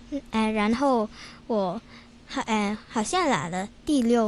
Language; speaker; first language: Chinese; non-native, local second language; Cantonese